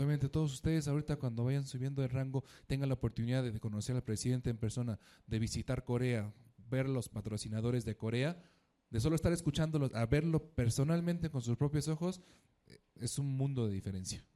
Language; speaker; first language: Spanish; native; Spanish